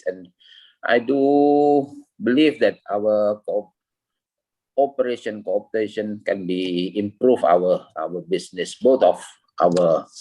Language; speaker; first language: English; non-native, learner; Indonesian